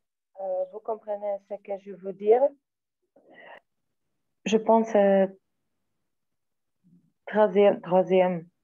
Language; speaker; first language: French; non-native, learner; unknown